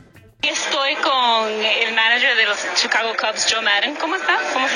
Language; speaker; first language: Spanish; native; Spanish